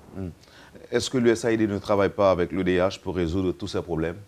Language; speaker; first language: French; native; French